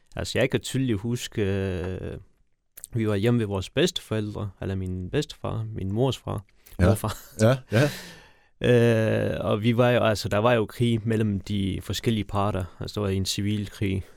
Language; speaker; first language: Danish; early bilingual, other home language; Persian